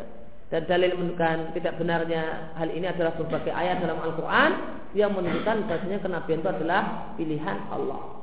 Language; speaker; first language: Indonesian; native; Indonesian